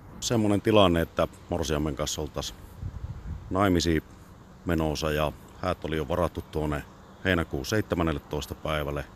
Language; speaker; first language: Finnish; native; Finnish